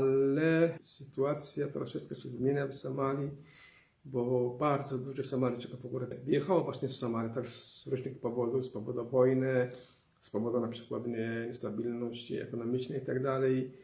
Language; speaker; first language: Polish; non-native, fluent; Somali